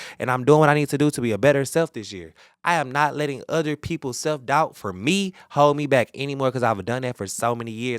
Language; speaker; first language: English; native; English